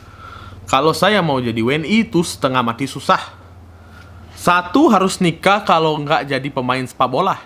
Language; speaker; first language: Indonesian; non-native, fluent; Russian